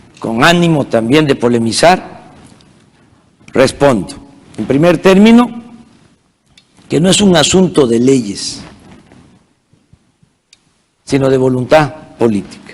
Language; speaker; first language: Spanish; native; Spanish